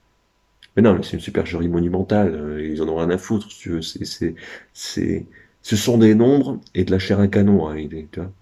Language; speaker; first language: French; native; French